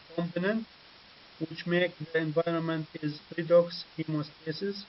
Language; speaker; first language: English; non-native, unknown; Arabic